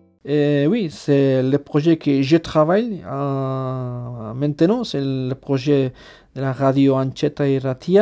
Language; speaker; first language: French; non-native, fluent; Basque